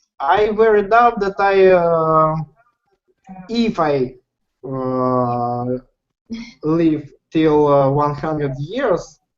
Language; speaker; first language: English; non-native, learner; Russian